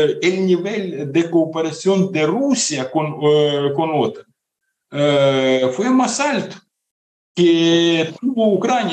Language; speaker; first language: Spanish; non-native, fluent; Ukrainian